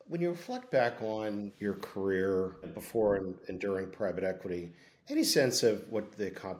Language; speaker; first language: English; native; English